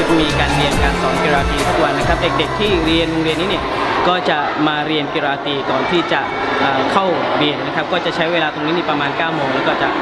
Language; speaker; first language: Thai; native; Thai